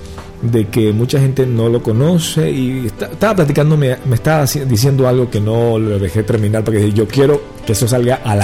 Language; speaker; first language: Spanish; native; Spanish